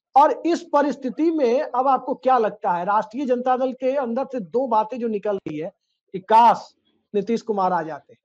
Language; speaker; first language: Hindi; native; Hindi